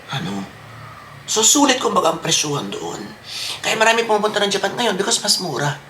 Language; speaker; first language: Filipino; native; Filipino